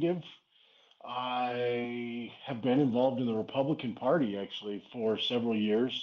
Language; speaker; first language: English; native; English